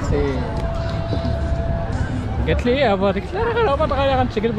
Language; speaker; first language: Portuguese; non-native, learner; Arabic